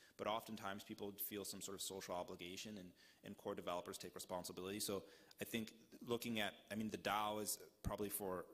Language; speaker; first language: English; native; English